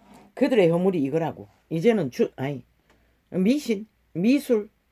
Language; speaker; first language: Korean; native; Korean